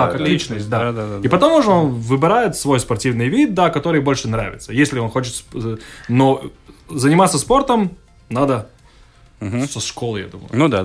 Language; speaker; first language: Russian; non-native, local second language; Latvian